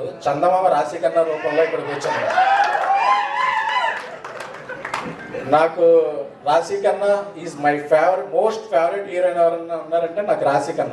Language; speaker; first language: Telugu; native; Telugu